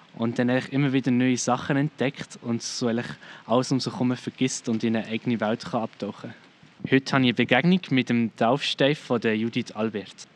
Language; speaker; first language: German; native; German